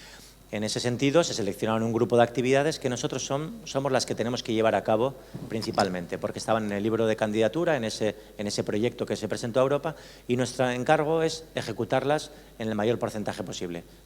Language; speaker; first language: Spanish; native; Spanish